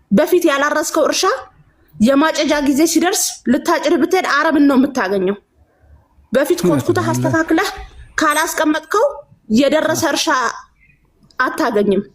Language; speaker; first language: Amharic; non-native, local second language; Tigrinya